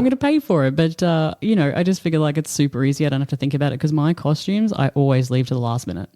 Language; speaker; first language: English; native; English